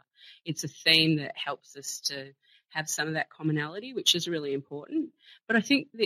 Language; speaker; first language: English; native; English